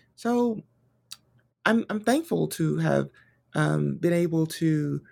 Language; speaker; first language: English; native; English